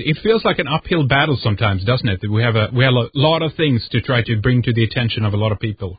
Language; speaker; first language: English; non-native, fluent; Swedish